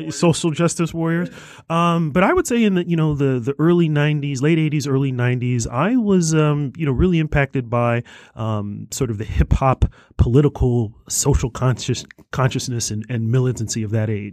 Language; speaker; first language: English; native; English